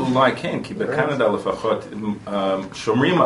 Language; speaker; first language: Hebrew; non-native, fluent; English